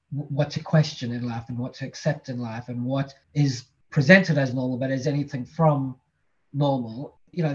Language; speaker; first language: English; native; English